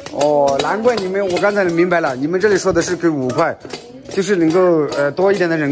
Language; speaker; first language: Chinese; native; Chinese